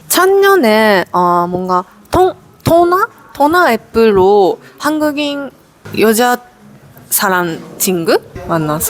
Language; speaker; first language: Korean; non-native, learner; Japanese